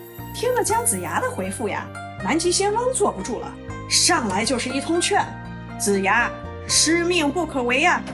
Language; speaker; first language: Chinese; native; Chinese